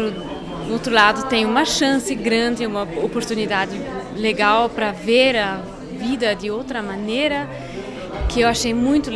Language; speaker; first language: Portuguese; non-native, fluent; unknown